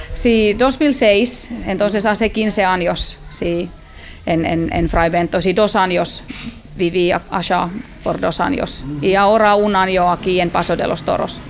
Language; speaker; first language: Spanish; non-native, learner; Finnish